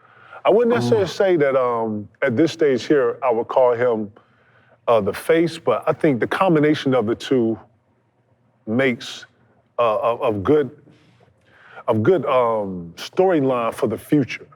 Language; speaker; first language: English; native; English